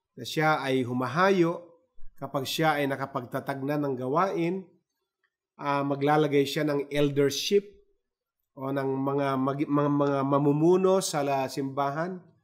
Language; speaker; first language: Filipino; native; Filipino